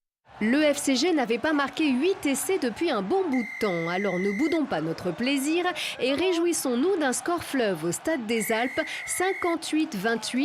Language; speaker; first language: French; native; French